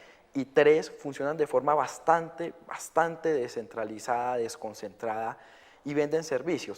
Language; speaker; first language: Spanish; native; Spanish